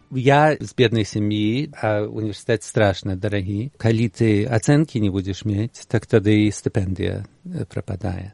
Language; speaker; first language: Belarusian; early bilingual, heritage; Belarusian